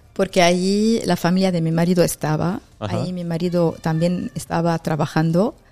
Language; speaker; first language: Spanish; non-native, fluent; Arabic